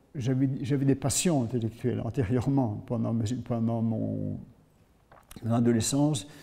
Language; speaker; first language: French; native; French